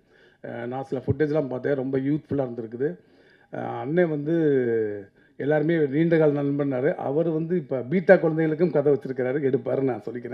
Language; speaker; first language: Tamil; native; Tamil